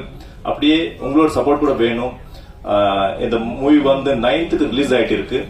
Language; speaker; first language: Tamil; non-native, fluent; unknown